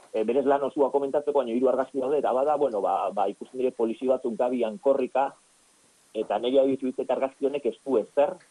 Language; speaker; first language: Basque; native; Basque